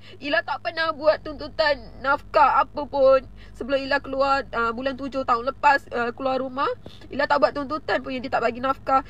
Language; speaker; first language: Malay; native; Malay